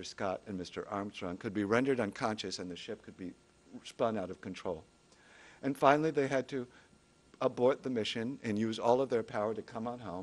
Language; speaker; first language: English; native; English